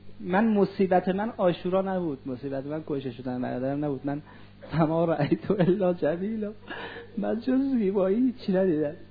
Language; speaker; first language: Persian; native; Persian